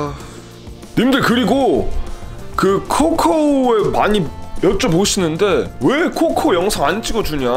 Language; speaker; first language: Korean; early bilingual, heritage; Korean